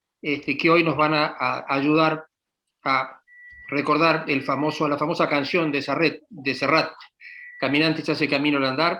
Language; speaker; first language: Spanish; native; Spanish